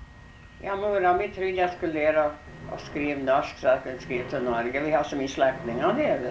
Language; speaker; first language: Norwegian; early bilingual, heritage; Norwegian